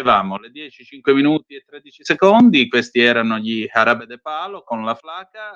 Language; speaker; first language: Italian; native; Italian